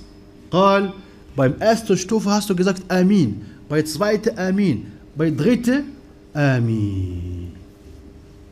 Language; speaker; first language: German; non-native, fluent; Arabic